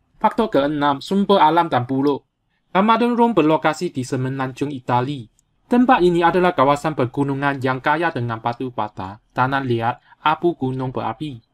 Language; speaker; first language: Malay; non-native, local second language; Chinese